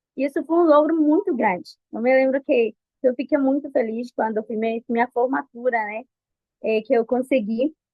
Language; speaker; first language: Portuguese; non-native, fluent; Spanish